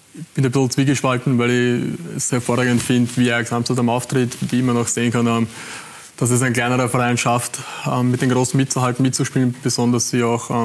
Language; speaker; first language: German; native; German